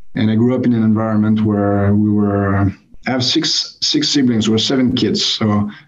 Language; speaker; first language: English; non-native, fluent; French